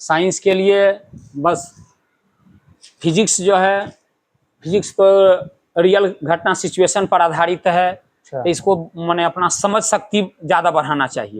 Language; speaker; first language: Hindi; native; Hindi